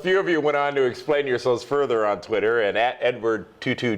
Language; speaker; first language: English; native; English